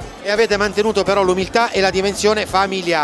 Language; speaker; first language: Italian; native; Italian